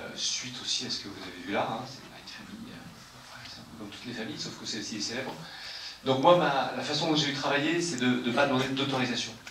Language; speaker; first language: French; native; French